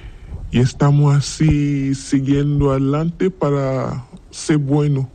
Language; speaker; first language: Spanish; non-native, learner; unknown